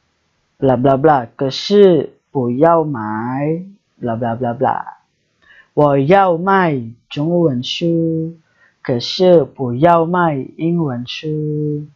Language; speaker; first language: Chinese; non-native, learner; Indonesian